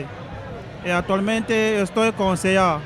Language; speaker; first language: Spanish; non-native, local second language; French